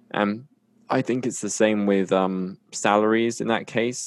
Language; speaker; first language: English; native; English